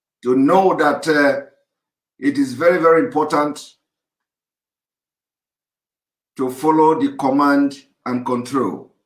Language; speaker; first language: English; non-native, local second language; Igbo